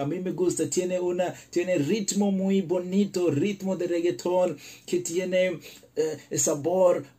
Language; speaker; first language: Spanish; non-native, learner; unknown